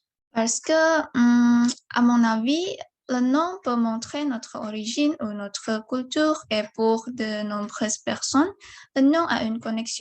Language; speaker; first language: French; non-native, learner; Indonesian